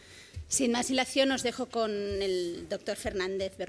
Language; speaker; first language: Spanish; native; Spanish